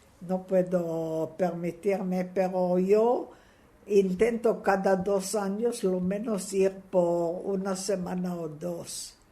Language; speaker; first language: Spanish; non-native, fluent; Hebrew